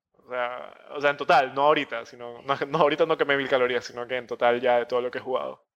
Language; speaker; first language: Spanish; native; Spanish